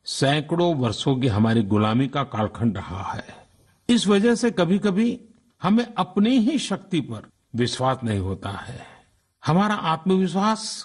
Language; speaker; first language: Hindi; non-native, local second language; Gujarati